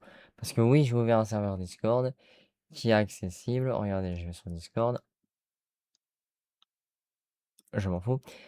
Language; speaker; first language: French; native; French